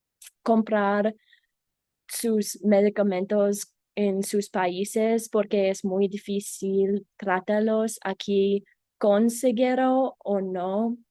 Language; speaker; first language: Spanish; non-native, learner; English